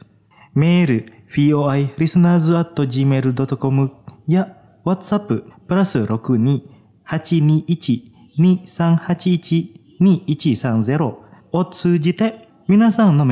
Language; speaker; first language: Japanese; non-native, fluent; Indonesian